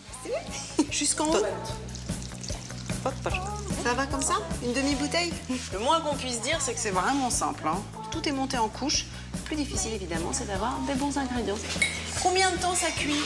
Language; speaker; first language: French; native; French